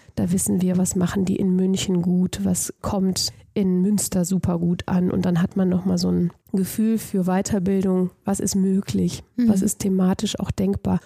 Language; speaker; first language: German; native; German